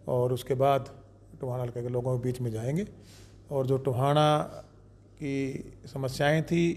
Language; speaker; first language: Hindi; native; Hindi